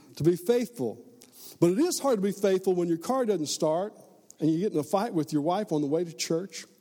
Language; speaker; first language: English; native; English